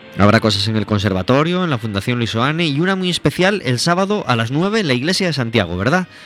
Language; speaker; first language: Spanish; native; Spanish